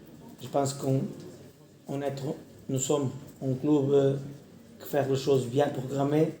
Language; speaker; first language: French; non-native, learner; Portuguese